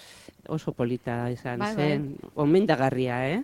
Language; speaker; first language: Basque; non-native, local second language; Spanish